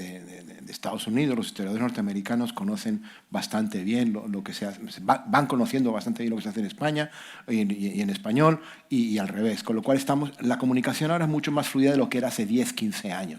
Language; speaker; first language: Spanish; native; Spanish